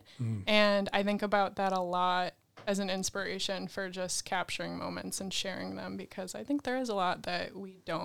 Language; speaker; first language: English; native; English